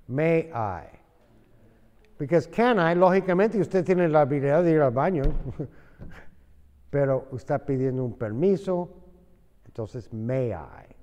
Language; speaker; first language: Spanish; non-native, fluent; English